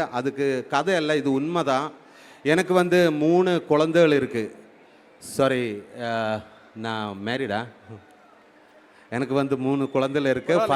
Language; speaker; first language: Tamil; non-native, learner; Malayalam